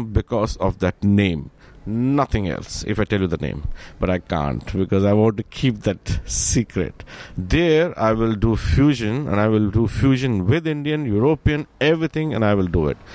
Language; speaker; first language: English; non-native, local second language; Hindi